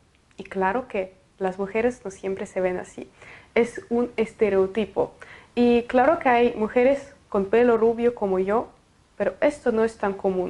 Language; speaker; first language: Spanish; non-native, fluent; Russian